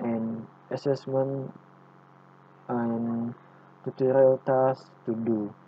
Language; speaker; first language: English; non-native, local second language; Malay